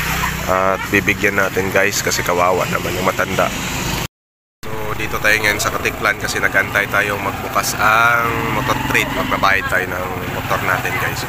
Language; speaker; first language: Filipino; non-native, local second language; Aklanon